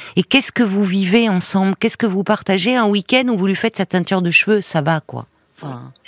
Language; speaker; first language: French; native; French